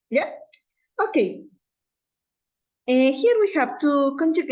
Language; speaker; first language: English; non-native, fluent; Spanish